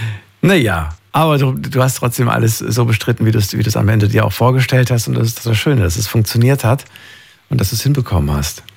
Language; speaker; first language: German; native; German